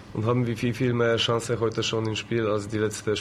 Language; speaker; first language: German; non-native, learner; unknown